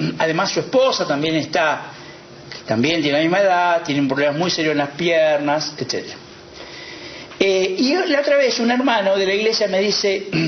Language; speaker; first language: Spanish; native; Spanish